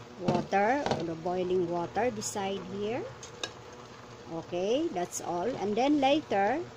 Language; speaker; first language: English; non-native, local second language; Filipino